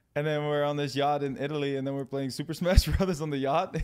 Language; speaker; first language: English; non-native, fluent; Dutch